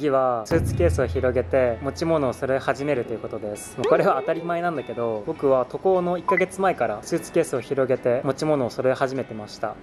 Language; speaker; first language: Japanese; native; Japanese